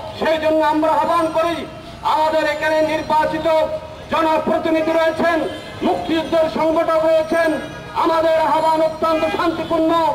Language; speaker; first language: Bangla; native; Bangla